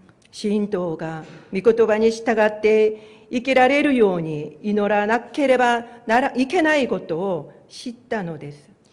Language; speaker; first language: Japanese; non-native, fluent; Korean